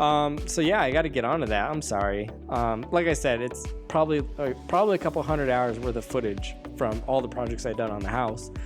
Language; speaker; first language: English; native; English